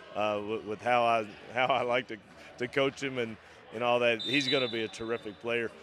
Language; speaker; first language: English; native; English